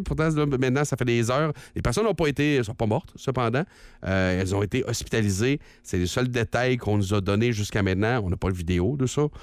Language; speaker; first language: French; native; French